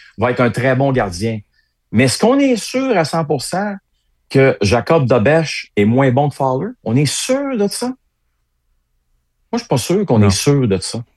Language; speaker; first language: French; native; French